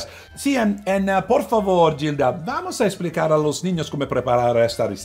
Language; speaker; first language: Spanish; non-native, learner; Italian